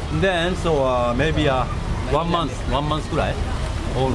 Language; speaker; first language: English; non-native, learner; Filipino